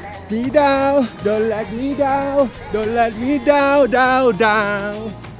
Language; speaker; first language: English; non-native, learner; Thai